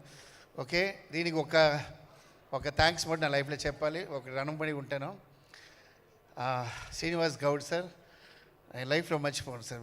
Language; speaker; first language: Telugu; non-native, learner; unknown